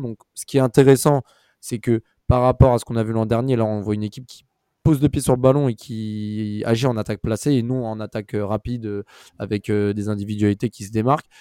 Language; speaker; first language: French; native; French